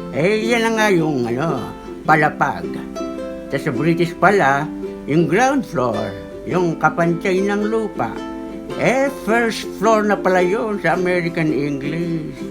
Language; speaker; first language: Filipino; native; Filipino